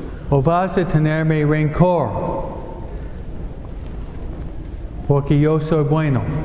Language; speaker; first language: Spanish; non-native, fluent; English